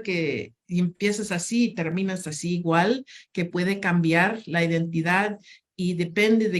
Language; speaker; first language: Spanish; non-native, fluent; English